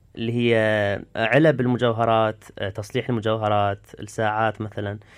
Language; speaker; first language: Arabic; early bilingual, heritage; Arabic